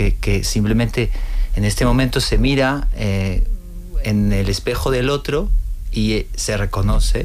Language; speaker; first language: Spanish; non-native, fluent; Portuguese